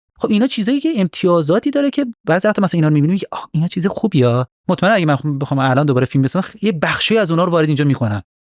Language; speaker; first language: Persian; non-native, local second language; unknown